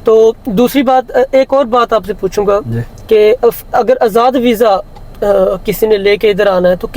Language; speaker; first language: Hindi; native; Hindi